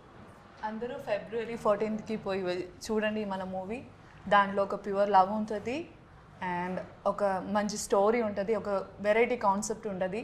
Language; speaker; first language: Telugu; non-native, learner; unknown